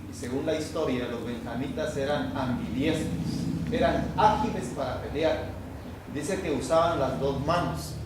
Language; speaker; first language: Spanish; native; Spanish